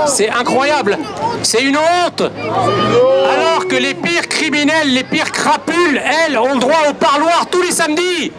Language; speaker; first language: French; early bilingual, other home language; Arabic